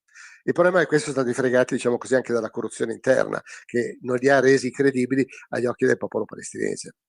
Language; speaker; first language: Italian; native; Italian